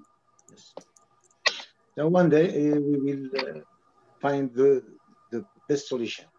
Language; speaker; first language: English; non-native, learner; French